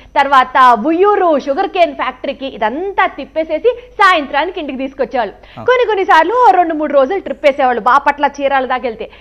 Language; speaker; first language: Telugu; native; Telugu